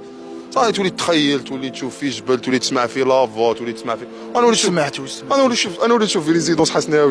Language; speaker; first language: Arabic; native; Arabic